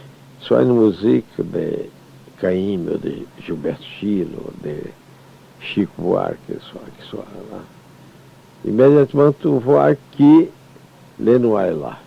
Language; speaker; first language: French; non-native, fluent; Portuguese